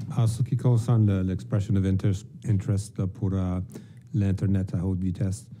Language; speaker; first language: French; native; French